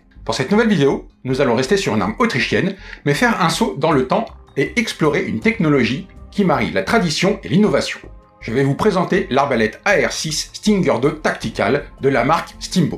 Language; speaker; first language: French; native; French